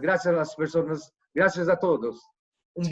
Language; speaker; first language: Spanish; non-native, fluent; Portuguese